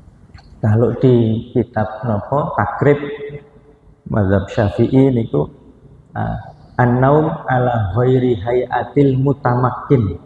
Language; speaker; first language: Indonesian; non-native, local second language; Javanese